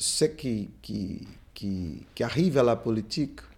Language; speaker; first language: French; non-native, fluent; Portuguese